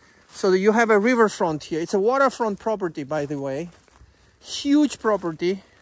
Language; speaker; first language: English; non-native, fluent; Georgian